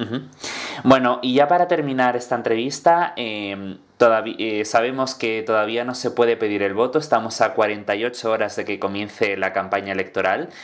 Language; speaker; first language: Spanish; native; Spanish